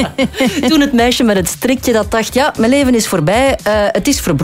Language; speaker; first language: Dutch; native; Dutch